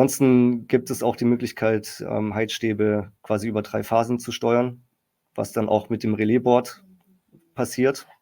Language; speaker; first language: German; native; German